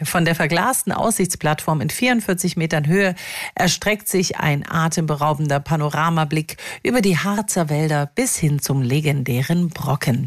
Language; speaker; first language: German; native; German